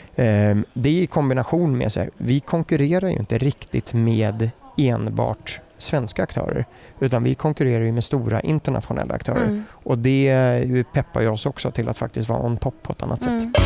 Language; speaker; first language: Swedish; early bilingual, other home language; German